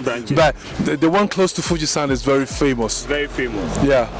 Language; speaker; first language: English; non-native, local second language; Akan